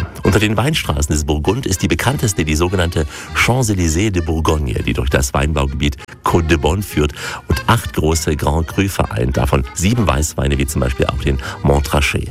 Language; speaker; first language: German; native; German